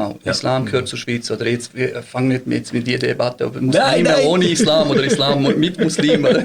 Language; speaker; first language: German; early bilingual, other home language; Bosnian